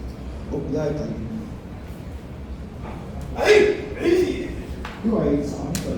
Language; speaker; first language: Cantonese; native; Cantonese